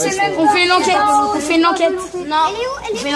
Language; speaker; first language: French; native; French